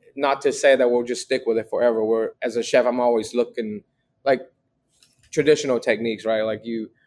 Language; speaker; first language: English; early bilingual, other home language; Vietnamese